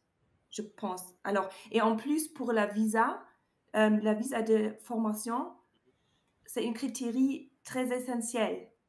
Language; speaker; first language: French; non-native, learner; German